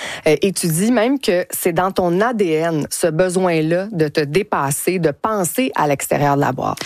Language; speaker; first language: French; native; French